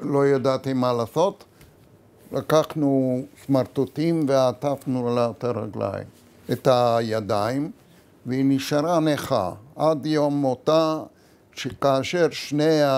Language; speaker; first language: Hebrew; non-native, fluent; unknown